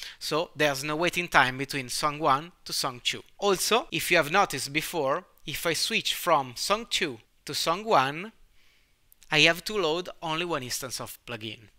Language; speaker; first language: English; non-native, fluent; Italian